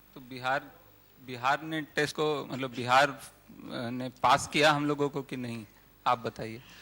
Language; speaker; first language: Hindi; native; Hindi